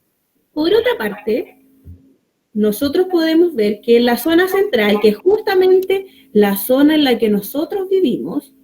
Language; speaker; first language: Spanish; native; Spanish